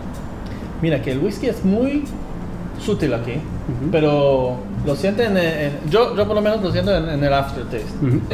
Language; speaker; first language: Spanish; non-native, fluent; Hebrew